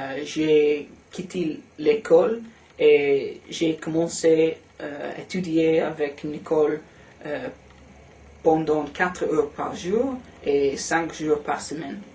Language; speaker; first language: French; non-native, learner; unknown